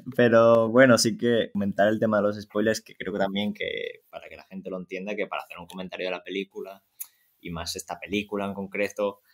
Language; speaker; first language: Spanish; native; Spanish